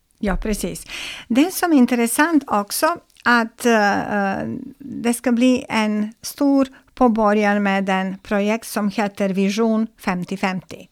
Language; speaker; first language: Swedish; non-native, fluent; Serbian